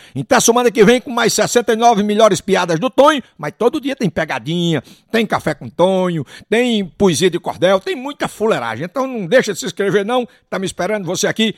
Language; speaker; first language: Portuguese; native; Portuguese